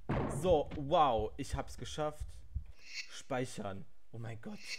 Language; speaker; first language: German; native; German